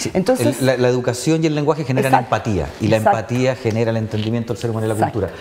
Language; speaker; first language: Spanish; native; Spanish